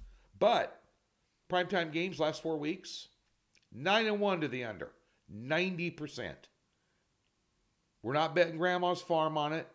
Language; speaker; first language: English; native; English